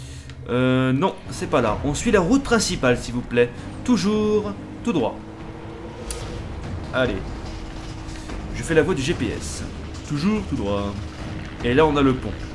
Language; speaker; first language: French; native; French